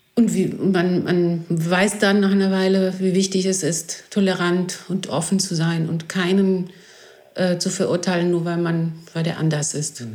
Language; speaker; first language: German; non-native, fluent; Greek